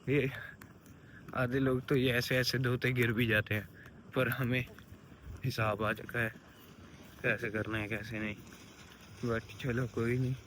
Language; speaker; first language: Hindi; non-native, local second language; Punjabi